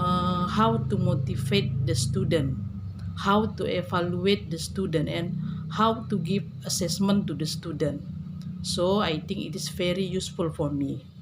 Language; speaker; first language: English; non-native, learner; Indonesian